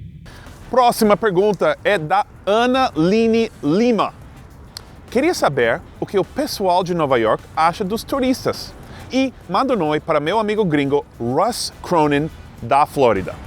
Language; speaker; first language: Portuguese; non-native, fluent; English